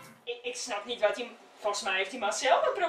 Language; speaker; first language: Dutch; non-native, local second language; Western Frisian